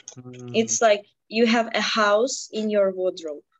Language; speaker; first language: English; non-native, fluent; Ukrainian